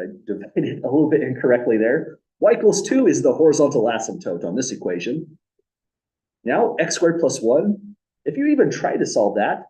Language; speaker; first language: English; native; English